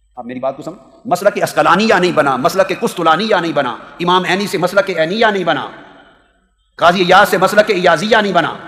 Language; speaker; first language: Urdu; native; Urdu